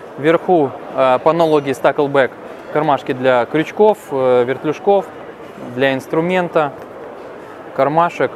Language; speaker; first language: Russian; native; Russian